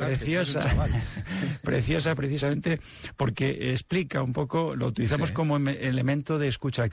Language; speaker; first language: Spanish; native; Spanish